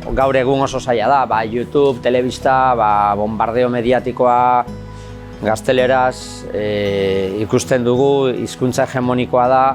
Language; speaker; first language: Basque; non-native, local second language; Galician